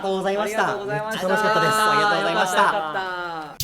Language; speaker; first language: Japanese; native; Japanese